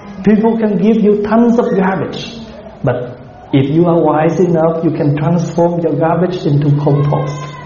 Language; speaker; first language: English; non-native, fluent; Vietnamese